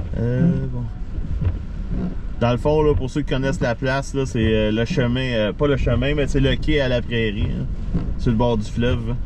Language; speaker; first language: French; native; French